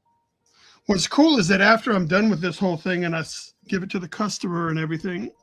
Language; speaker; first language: English; native; English